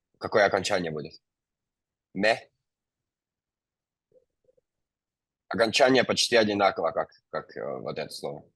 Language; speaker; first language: Russian; non-native, fluent; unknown